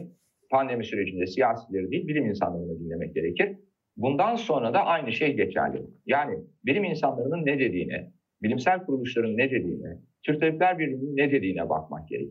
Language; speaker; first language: Turkish; native; Turkish